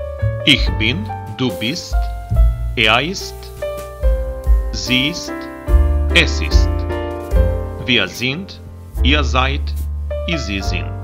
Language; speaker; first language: German; non-native, fluent; Macedonian